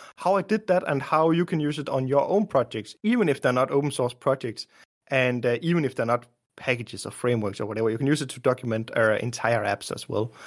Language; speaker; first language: English; non-native, fluent; Danish